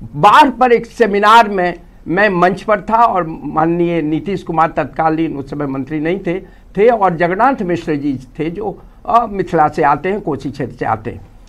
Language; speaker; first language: Hindi; native; Hindi